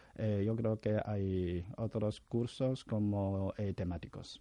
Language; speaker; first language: Spanish; non-native, fluent; Chinese